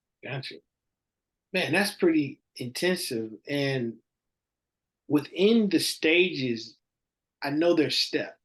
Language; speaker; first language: English; native; English